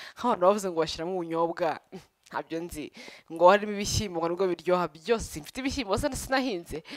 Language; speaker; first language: Kinyarwanda; early bilingual, heritage; Kinyarwanda